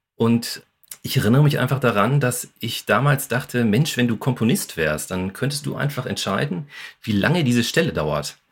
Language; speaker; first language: German; native; German